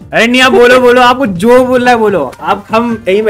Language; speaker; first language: Hindi; native; Hindi